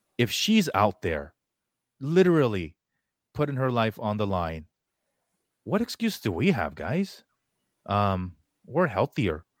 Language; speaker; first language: English; early bilingual, other home language; Korean